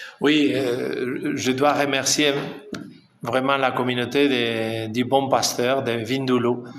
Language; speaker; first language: French; non-native, fluent; Spanish